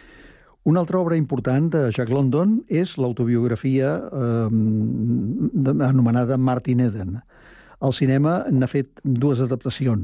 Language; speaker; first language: Catalan; native; Catalan